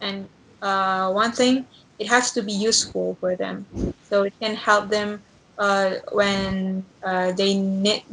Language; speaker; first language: English; non-native, learner; Indonesian